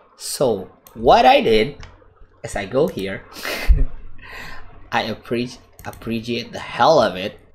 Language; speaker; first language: English; non-native, fluent; Indonesian